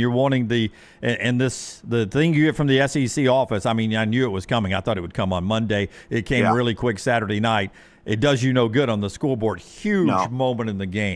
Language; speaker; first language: English; native; English